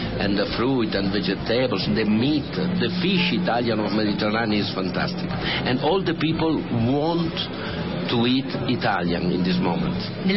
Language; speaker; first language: English; non-native, learner; Italian